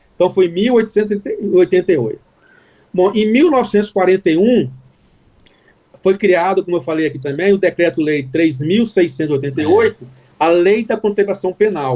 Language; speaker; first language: Portuguese; native; Portuguese